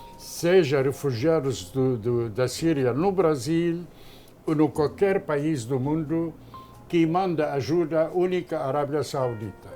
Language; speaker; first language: Portuguese; non-native, fluent; Arabic